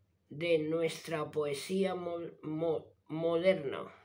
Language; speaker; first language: Spanish; native; Spanish